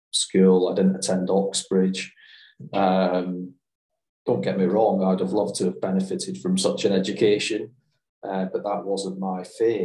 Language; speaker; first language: English; native; English